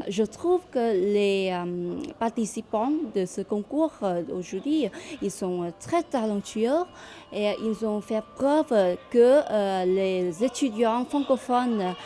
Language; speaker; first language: French; non-native, fluent; Vietnamese